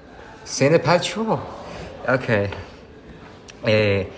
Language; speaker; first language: French; non-native, learner; English